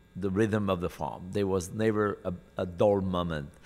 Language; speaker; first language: English; non-native, fluent; French